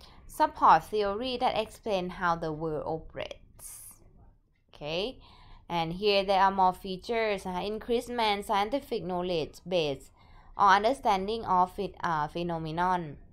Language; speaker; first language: English; non-native, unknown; Thai